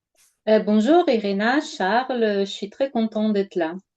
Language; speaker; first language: French; non-native, fluent; Ukrainian